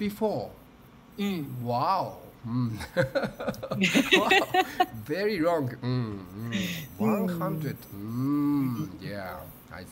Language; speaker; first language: English; non-native, learner; Japanese